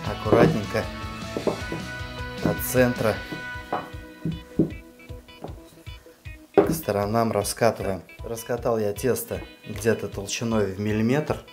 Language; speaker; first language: Russian; native; Russian